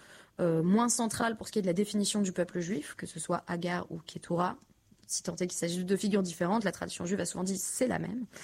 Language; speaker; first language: French; native; French